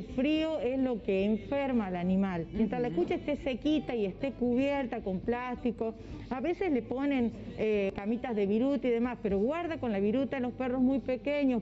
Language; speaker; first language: Spanish; native; Spanish